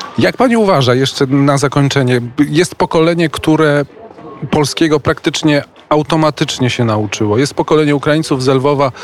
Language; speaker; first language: Polish; native; Polish